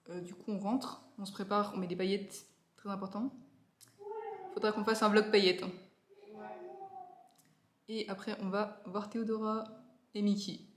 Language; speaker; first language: French; native; French